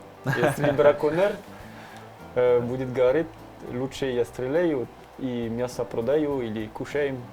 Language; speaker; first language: Russian; non-native, learner; French